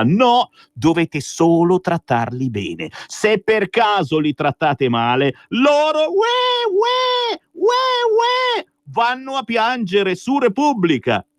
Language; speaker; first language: Italian; native; Italian